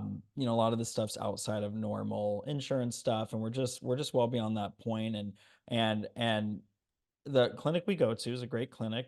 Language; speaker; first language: English; native; English